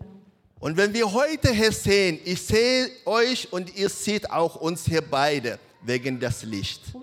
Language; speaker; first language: German; non-native, learner; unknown